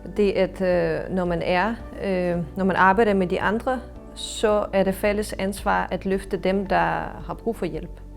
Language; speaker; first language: Danish; non-native, fluent; Ukrainian